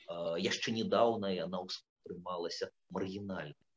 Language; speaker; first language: Polish; non-native, learner; Belarusian